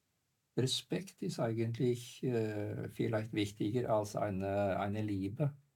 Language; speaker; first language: German; non-native, fluent; Norwegian